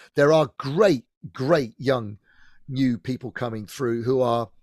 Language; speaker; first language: English; native; English